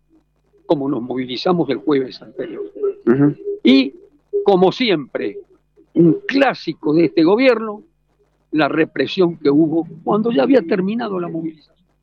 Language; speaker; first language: Spanish; native; Spanish